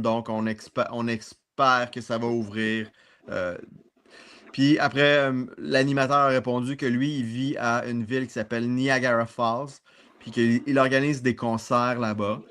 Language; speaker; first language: French; native; French